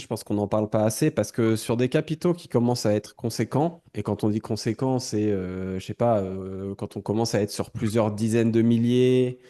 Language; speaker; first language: French; native; French